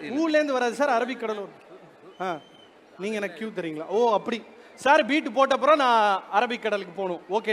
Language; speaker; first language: Tamil; native; Tamil